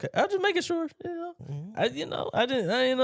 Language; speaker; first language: English; native; English